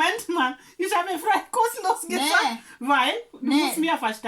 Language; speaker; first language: German; non-native, learner; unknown